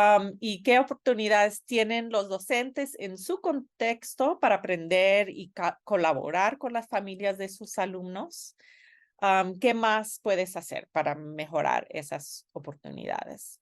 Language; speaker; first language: Spanish; non-native, fluent; English